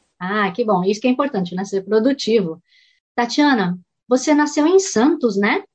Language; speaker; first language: Portuguese; native; Portuguese